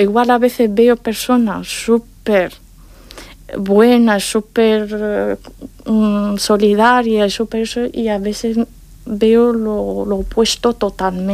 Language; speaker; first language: Spanish; non-native, fluent; Arabic